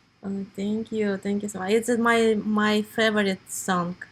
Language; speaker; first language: English; non-native, learner; Russian